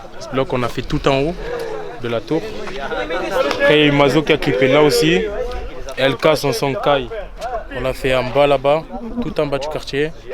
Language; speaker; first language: French; early bilingual, other home language; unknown